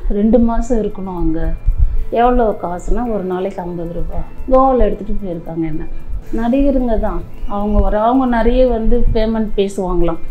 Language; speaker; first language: Tamil; native; Tamil